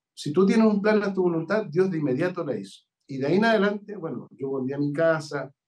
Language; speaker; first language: Spanish; native; Spanish